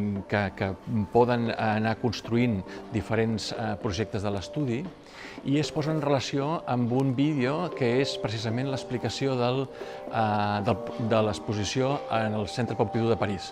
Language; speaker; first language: Catalan; native; Catalan